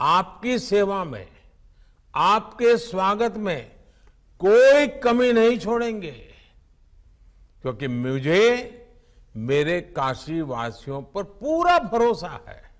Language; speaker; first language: Hindi; non-native, local second language; Gujarati